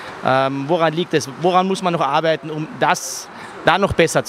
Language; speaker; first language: German; native; German